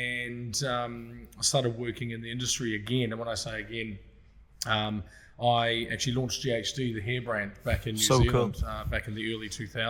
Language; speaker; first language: English; native; English